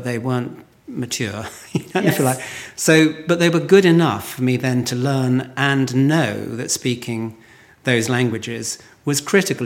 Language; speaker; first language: English; native; English